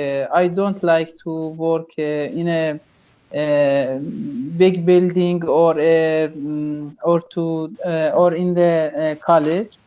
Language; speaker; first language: English; non-native, learner; Persian